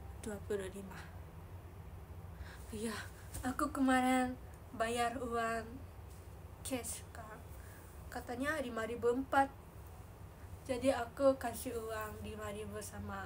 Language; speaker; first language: Indonesian; non-native, learner; Japanese